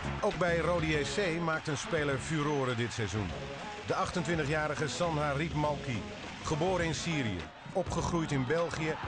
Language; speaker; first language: Dutch; native; Dutch